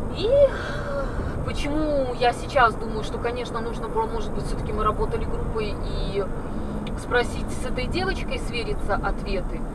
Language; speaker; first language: Russian; native; Russian